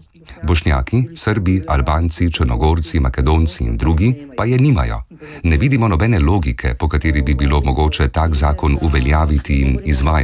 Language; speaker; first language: Slovenian; early bilingual, other home language; Bosnian